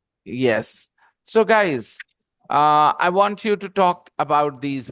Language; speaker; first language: English; non-native, local second language; Hindi